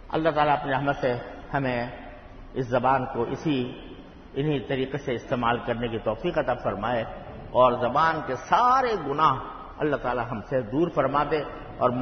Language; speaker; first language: Urdu; native; Urdu